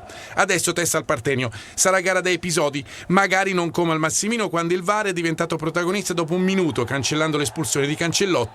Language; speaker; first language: Italian; native; Italian